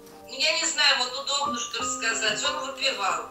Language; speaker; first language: Russian; native; Russian